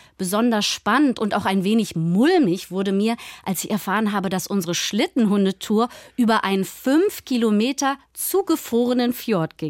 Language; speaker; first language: German; native; German